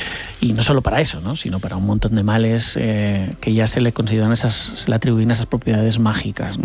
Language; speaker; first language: Spanish; native; Spanish